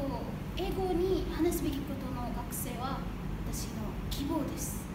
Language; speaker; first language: Japanese; non-native, learner; Malay